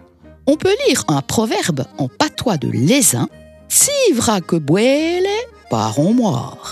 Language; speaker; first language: French; native; French